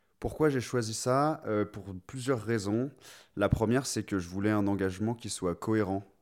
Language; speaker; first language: French; native; French